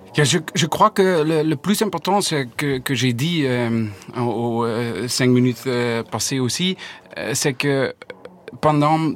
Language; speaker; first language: French; non-native, learner; Dutch